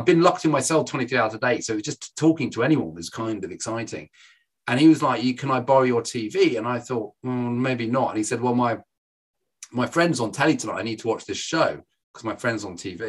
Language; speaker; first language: English; native; English